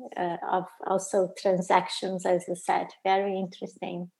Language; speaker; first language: English; non-native, fluent; Portuguese